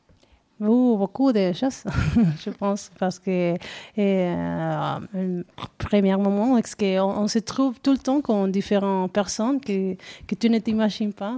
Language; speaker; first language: French; non-native, learner; Spanish